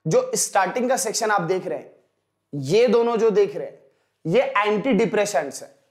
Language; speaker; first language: Hindi; native; Hindi